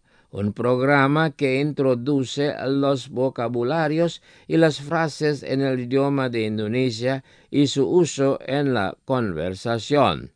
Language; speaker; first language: Spanish; non-native, fluent; Indonesian